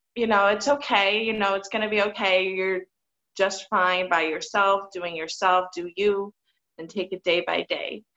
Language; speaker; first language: English; native; English